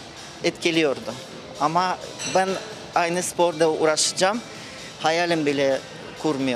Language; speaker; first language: Turkish; non-native, fluent; Russian